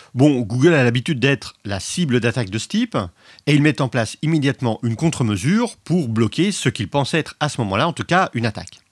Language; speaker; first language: French; native; French